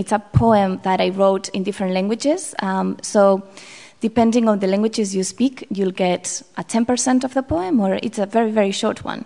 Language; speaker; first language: English; non-native, fluent; Spanish